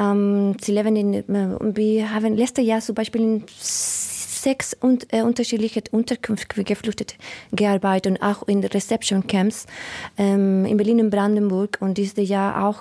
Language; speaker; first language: German; non-native, learner; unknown